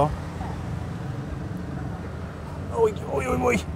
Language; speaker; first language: Thai; non-native, learner; Russian